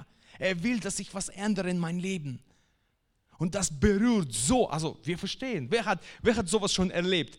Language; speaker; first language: German; non-native, fluent; Russian